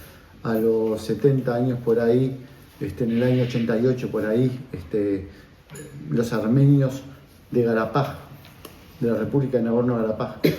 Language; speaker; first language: Spanish; native; Spanish